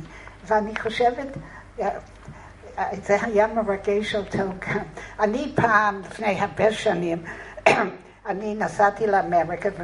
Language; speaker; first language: Hebrew; non-native, fluent; English